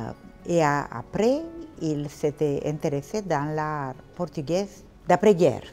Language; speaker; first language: French; non-native, fluent; Portuguese